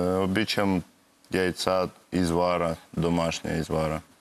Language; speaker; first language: Bulgarian; non-native, learner; Russian